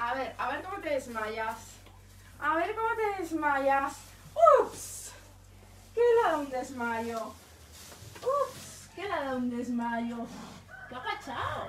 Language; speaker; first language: Spanish; native; Spanish